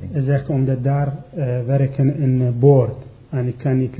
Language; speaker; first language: Dutch; non-native, learner; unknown